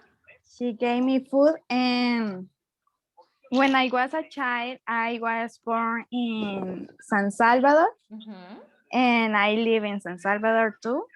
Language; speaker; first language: English; non-native, learner; Spanish